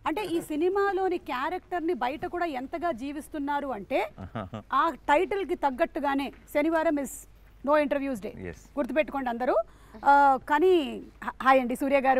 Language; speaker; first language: Telugu; native; Telugu